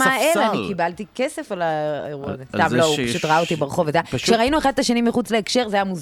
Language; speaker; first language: Hebrew; native; Hebrew